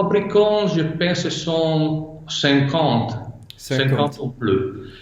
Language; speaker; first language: French; non-native, fluent; Italian